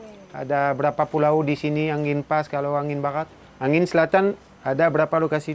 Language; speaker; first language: Indonesian; non-native, fluent; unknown